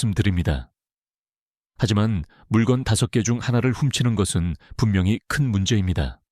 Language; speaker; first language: Korean; non-native, fluent; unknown